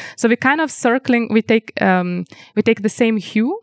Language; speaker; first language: English; non-native, fluent; Lithuanian